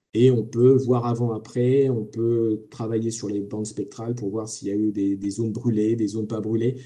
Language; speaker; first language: French; native; French